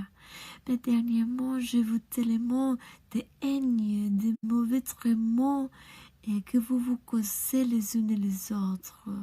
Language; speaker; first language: French; non-native, learner; English